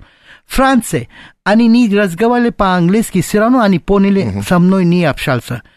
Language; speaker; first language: Russian; non-native, learner; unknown